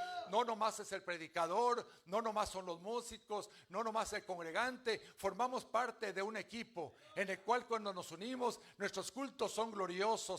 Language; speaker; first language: Spanish; native; Spanish